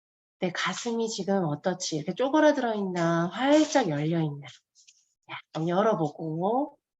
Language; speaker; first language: Korean; native; Korean